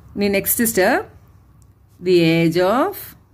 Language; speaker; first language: English; non-native, local second language; Malayalam